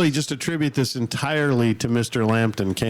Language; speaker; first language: English; native; English